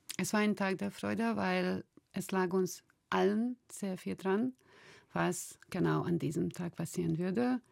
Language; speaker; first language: German; non-native, fluent; Hungarian